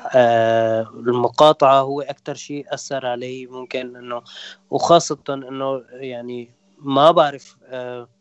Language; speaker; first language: Arabic; non-native, local second language; Kurdish